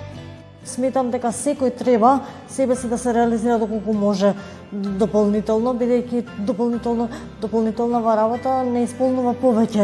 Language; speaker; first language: Macedonian; native; Macedonian